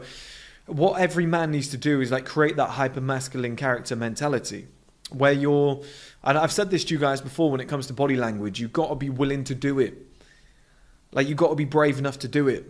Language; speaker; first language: English; native; English